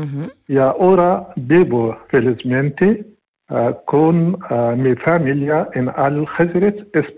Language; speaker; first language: Spanish; non-native, learner; Pashto